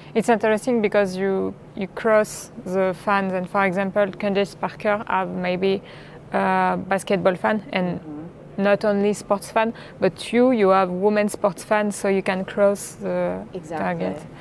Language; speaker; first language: English; non-native, learner; French